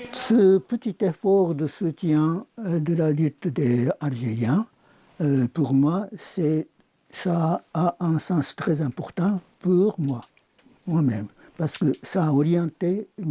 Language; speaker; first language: French; non-native, fluent; Japanese